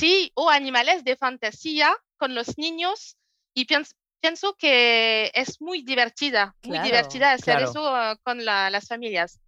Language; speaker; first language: Spanish; non-native, learner; French